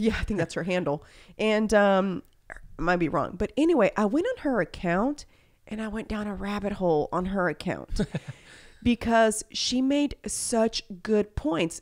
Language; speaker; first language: English; early bilingual, other home language; Spanish